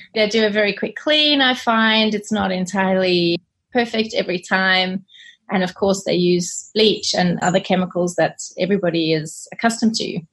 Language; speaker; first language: English; native; English